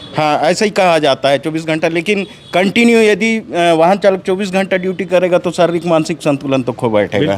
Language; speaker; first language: Hindi; native; Hindi